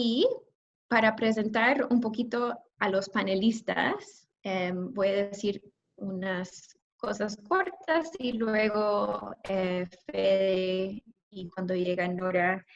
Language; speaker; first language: Spanish; non-native, fluent; English